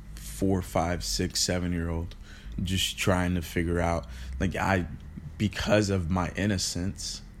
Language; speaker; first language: English; early bilingual, other home language; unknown